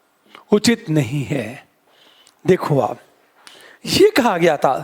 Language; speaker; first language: Hindi; native; Hindi